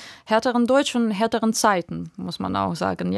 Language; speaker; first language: German; non-native, fluent; Russian